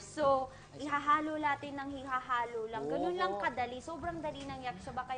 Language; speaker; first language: Filipino; early bilingual, other home language; Japanese